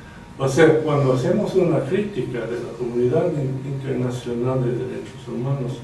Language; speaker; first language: Spanish; non-native, fluent; English